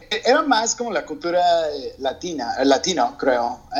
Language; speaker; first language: Spanish; non-native, learner; English